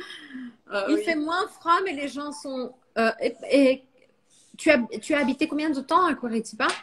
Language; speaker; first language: French; non-native, fluent; Portuguese